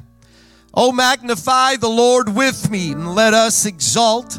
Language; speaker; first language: English; non-native, fluent; Dutch